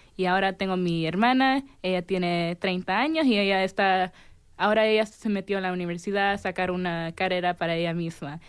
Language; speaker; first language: Spanish; early bilingual, heritage; Spanish